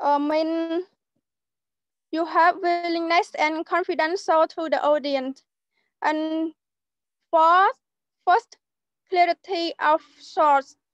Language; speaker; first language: English; non-native, learner; Khmer